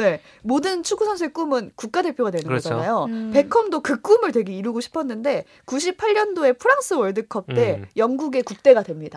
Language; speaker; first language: Korean; native; Korean